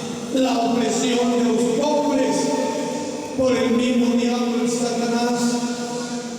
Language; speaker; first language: Spanish; native; Spanish